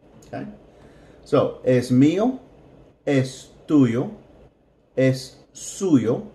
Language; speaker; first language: Spanish; non-native, fluent; English